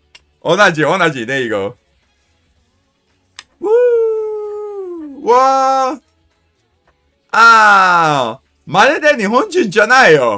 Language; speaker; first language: Japanese; non-native, learner; English